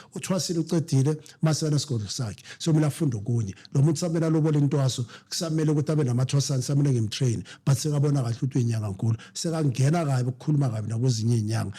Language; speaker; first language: Zulu; non-native, local second language; Southern Sotho